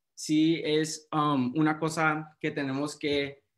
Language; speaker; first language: Spanish; early bilingual, heritage; Spanish